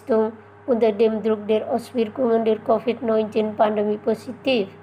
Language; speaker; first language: German; non-native, fluent; Indonesian